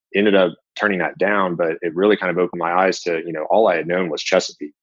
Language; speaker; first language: English; native; English